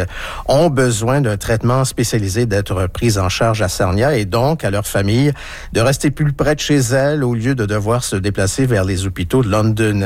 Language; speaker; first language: French; native; French